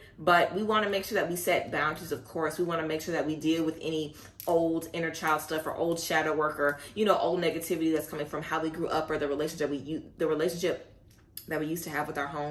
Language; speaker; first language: English; native; English